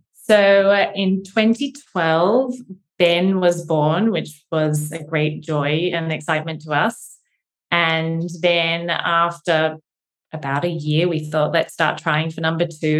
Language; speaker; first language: English; native; English